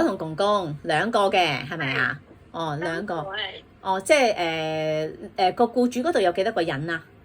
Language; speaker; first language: Cantonese; native; Cantonese